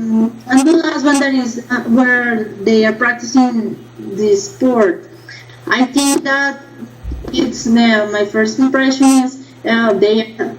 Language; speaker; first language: English; non-native, learner; Spanish